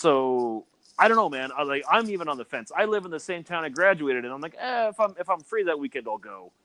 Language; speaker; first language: English; native; English